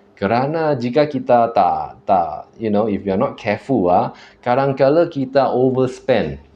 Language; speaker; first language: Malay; non-native, local second language; Chinese